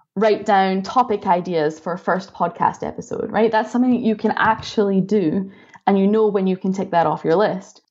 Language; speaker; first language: English; native; English